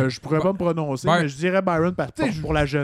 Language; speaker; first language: French; native; French